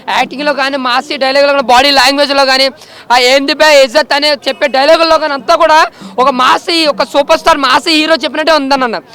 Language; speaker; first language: Telugu; native; Telugu